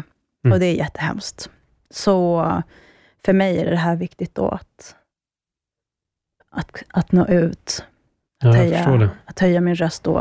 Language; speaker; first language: Swedish; early bilingual, other home language; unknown